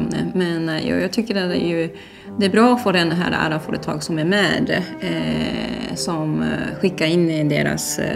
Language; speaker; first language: Swedish; non-native, learner; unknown